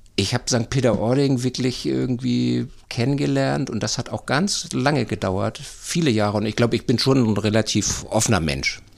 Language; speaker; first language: German; native; German